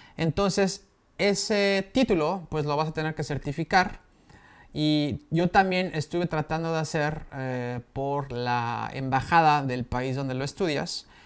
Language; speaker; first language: Spanish; native; Spanish